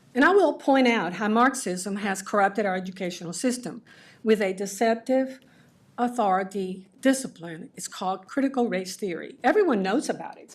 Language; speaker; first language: English; early bilingual, other home language; Spanish